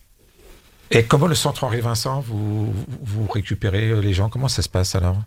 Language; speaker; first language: French; native; French